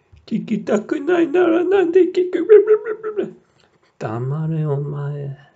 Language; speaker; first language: Japanese; non-native, learner; English